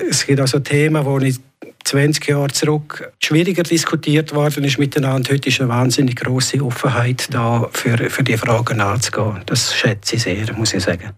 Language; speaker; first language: German; native; German